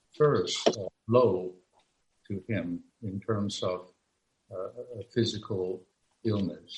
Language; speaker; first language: English; non-native, local second language; Cantonese